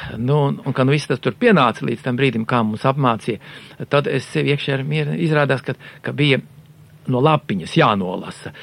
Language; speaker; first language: Latvian; native; Latvian